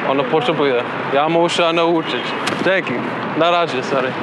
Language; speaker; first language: Polish; non-native, learner; English